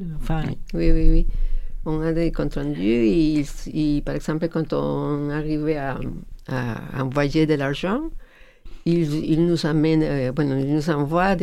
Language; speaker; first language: French; non-native, learner; Spanish